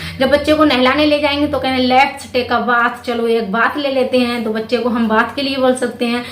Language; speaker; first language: Hindi; native; Hindi